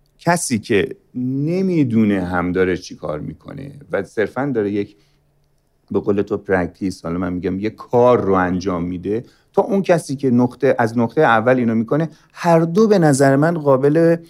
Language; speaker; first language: Persian; native; Persian